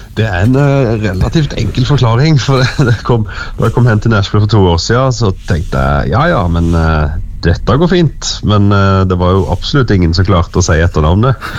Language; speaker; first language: Norwegian; native; Norwegian